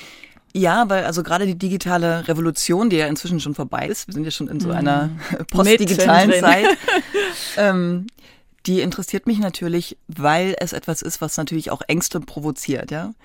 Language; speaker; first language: German; native; German